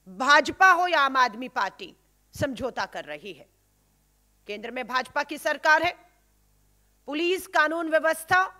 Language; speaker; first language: Hindi; native; Hindi